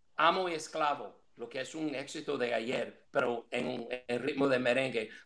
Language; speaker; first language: Spanish; non-native, fluent; English